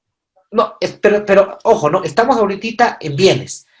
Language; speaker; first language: Spanish; native; Spanish